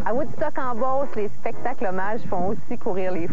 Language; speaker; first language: French; native; French